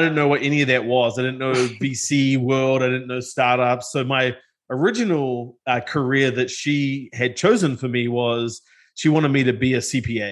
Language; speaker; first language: English; native; English